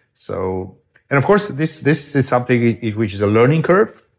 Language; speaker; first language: English; non-native, fluent; Romanian